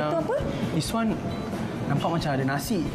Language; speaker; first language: Malay; native; Malay